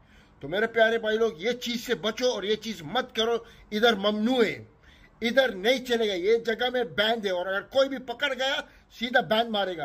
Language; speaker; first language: Hindi; non-native, learner; Arabic